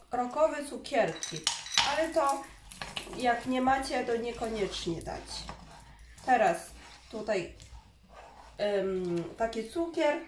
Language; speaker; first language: Polish; non-native, learner; Chinese